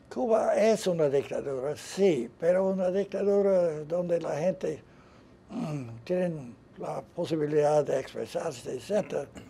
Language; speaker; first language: Spanish; non-native, fluent; English